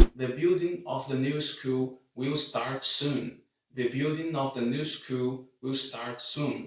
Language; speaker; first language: English; non-native, fluent; Portuguese